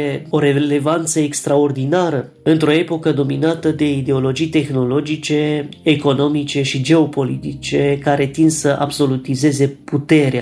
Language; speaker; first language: Romanian; native; Romanian